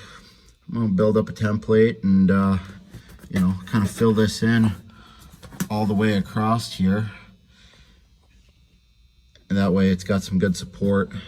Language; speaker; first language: English; native; English